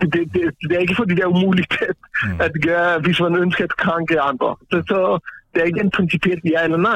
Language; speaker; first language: Danish; non-native, fluent; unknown